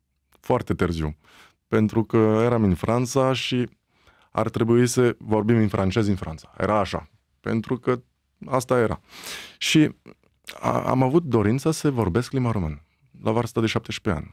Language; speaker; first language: Romanian; early bilingual, heritage; French